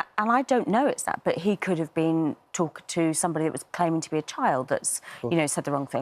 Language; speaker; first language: English; native; English